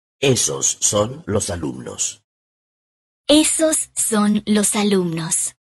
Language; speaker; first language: Spanish; non-native, fluent; Hindi